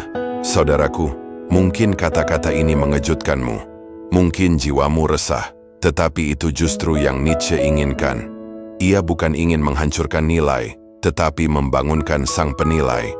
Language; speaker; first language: Indonesian; native; Indonesian